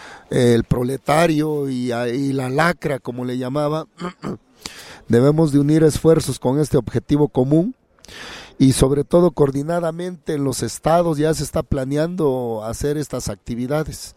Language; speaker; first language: Spanish; native; Spanish